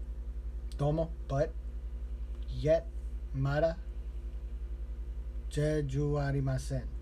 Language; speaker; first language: Japanese; non-native, learner; English